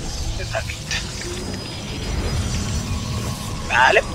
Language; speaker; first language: Spanish; native; Spanish